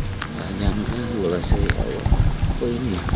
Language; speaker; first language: Indonesian; native; Indonesian